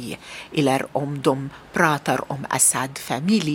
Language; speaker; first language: Swedish; non-native, learner; Arabic